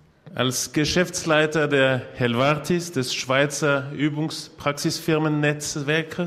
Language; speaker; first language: German; non-native, local second language; French